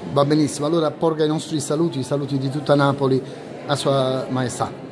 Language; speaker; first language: Italian; native; Italian